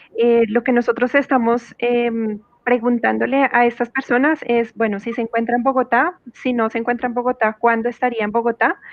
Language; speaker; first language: Spanish; native; Spanish